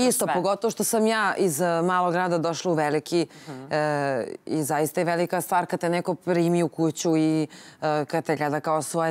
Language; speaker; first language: Serbian; native; Serbian